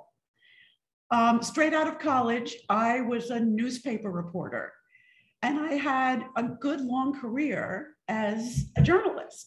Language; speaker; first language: English; native; English